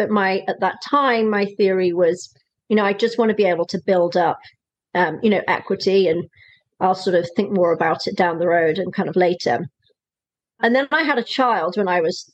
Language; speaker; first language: English; native; English